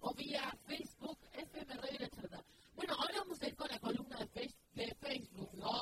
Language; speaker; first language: Spanish; native; Spanish